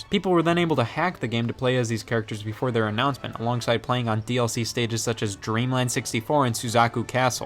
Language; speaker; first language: English; native; English